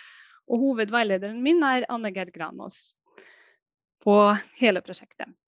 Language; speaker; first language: Norwegian; non-native, fluent; Bosnian